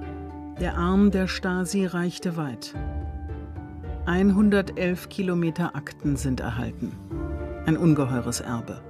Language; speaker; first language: German; native; German